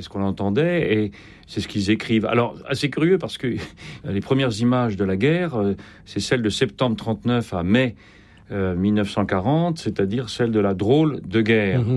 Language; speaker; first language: French; native; French